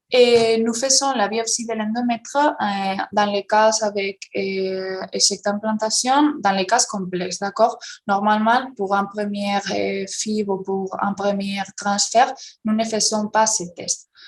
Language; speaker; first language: French; non-native, fluent; Spanish